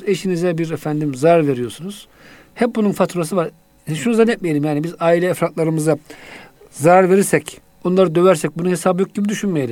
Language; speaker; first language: Turkish; native; Turkish